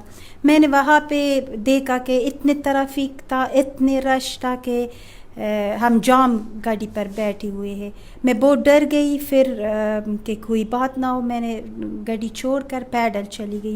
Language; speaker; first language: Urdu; non-native, fluent; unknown